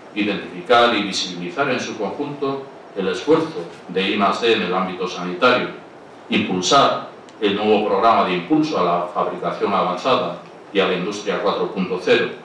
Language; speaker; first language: Spanish; native; Spanish